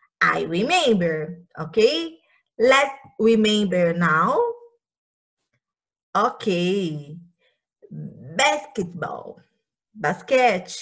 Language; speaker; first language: English; non-native, learner; Portuguese